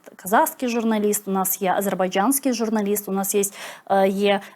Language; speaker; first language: Ukrainian; non-native, local second language; Crimean Tatar